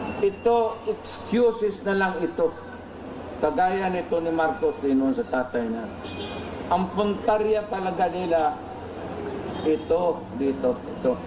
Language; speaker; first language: Filipino; non-native, local second language; Cebuano